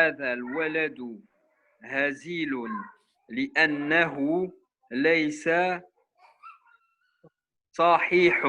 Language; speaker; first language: Arabic; non-native, learner; French